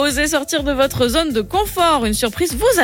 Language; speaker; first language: French; native; French